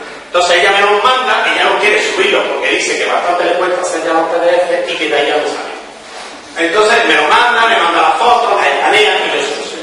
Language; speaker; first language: Spanish; native; Spanish